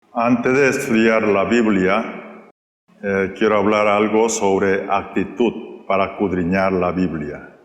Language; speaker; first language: Spanish; non-native, fluent; Korean